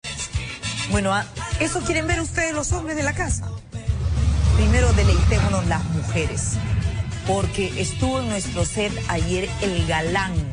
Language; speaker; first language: Spanish; native; Spanish